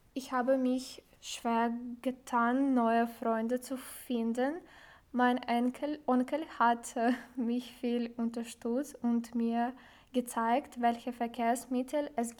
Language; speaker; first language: German; non-native, learner; Ukrainian